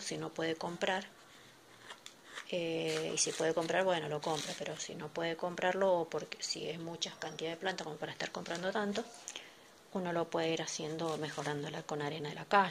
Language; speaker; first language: Spanish; native; Spanish